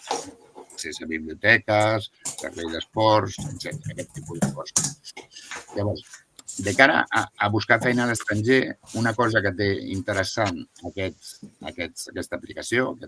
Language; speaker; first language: Catalan; native; Catalan